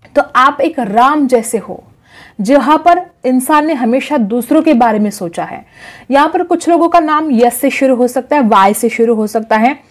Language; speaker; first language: Hindi; non-native, local second language; Marathi